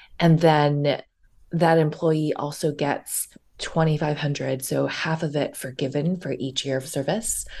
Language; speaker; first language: English; early bilingual, other home language; Chinese